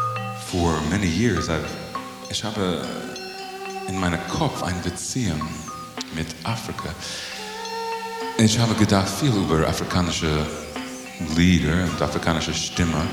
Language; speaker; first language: German; non-native, learner; English